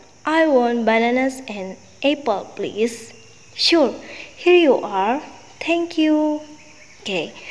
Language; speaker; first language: English; non-native, learner; Indonesian